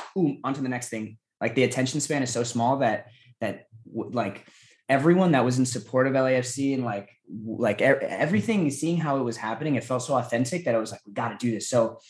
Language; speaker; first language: English; native; English